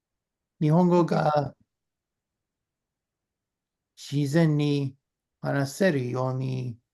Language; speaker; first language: Japanese; non-native, learner; English